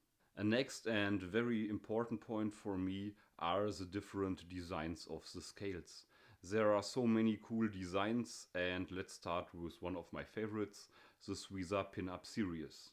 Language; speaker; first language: English; non-native, fluent; German